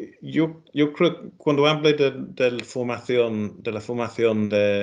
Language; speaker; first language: Spanish; non-native, fluent; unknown